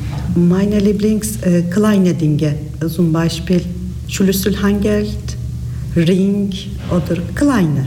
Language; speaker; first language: German; non-native, learner; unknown